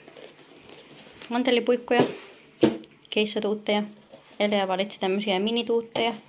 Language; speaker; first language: Finnish; native; Finnish